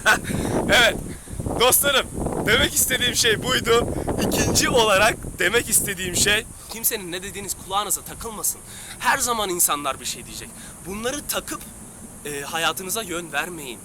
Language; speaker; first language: Turkish; native; Turkish